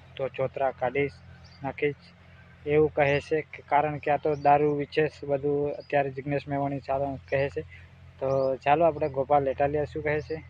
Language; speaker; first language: Gujarati; non-native, local second language; Bhili